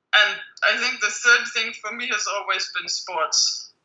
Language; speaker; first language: English; non-native, fluent; German